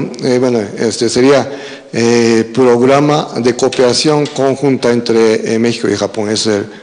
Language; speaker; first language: Spanish; non-native, fluent; Japanese